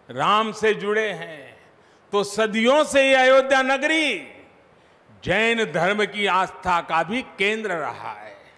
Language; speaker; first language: Hindi; non-native, local second language; Gujarati